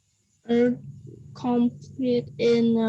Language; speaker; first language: English; non-native, learner; Vietnamese